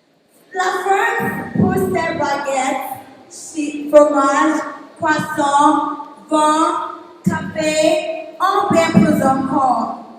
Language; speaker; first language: French; non-native, learner; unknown